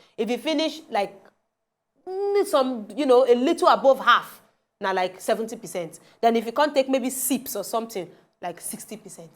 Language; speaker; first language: Nigerian Pidgin; non-native, local second language; Yoruba